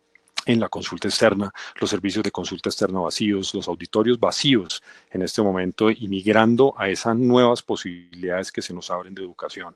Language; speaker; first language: Spanish; native; Spanish